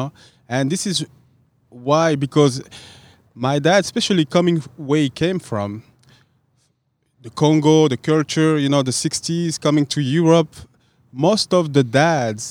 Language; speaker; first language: English; non-native, fluent; French